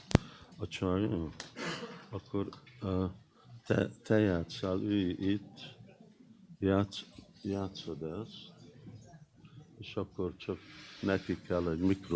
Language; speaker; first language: Hungarian; early bilingual, heritage; Hungarian